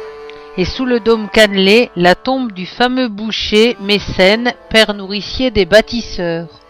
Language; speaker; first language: French; native; French